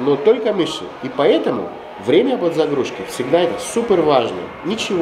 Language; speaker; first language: Russian; non-native, fluent; Greek